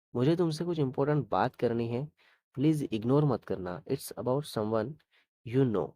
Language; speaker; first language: Hindi; non-native, local second language; Marathi